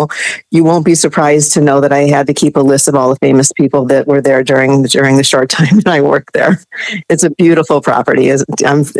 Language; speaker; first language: English; native; English